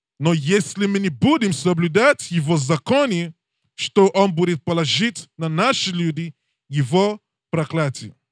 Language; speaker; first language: Russian; non-native, learner; English